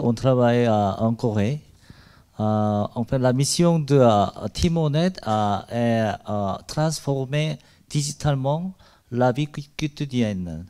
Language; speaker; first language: French; non-native, learner; Korean